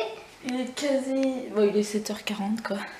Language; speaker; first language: French; native; French